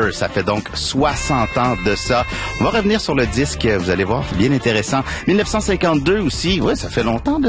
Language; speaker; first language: French; native; French